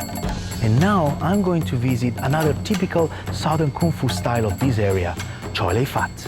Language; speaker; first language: English; non-native, fluent; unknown